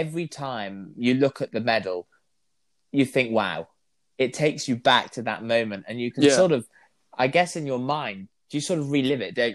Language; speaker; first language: English; native; English